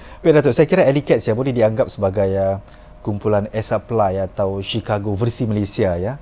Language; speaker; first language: Malay; native; Malay